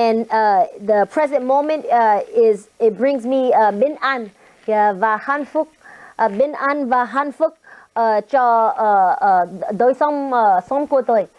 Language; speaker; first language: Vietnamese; non-native, learner; English